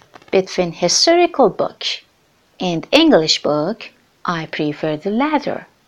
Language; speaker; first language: English; non-native, fluent; Persian